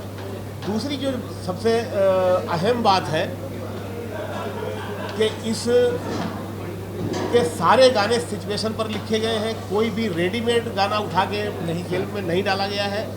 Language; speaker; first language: Hindi; native; Hindi